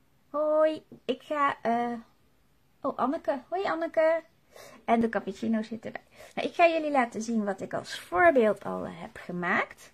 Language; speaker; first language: Dutch; native; Dutch